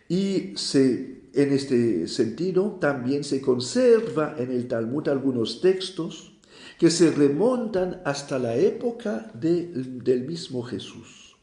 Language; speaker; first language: Spanish; non-native, fluent; French